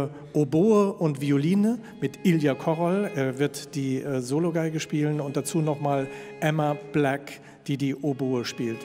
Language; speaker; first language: German; native; German